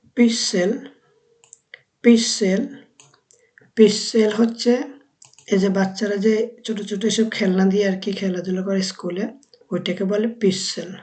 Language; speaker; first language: Bangla; native; Bangla